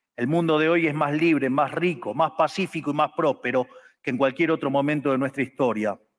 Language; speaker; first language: Spanish; native; Spanish